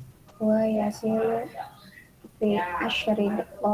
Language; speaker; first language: Arabic; non-native, learner; Indonesian